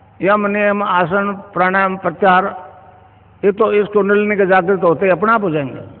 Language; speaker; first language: Hindi; native; Hindi